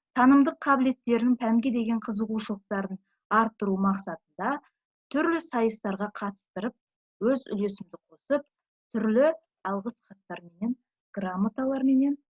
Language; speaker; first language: Kazakh; native; Kazakh